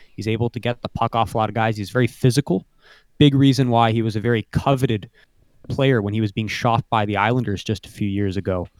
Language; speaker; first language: English; native; English